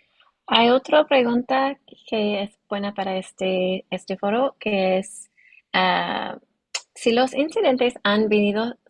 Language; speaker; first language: Spanish; non-native, learner; English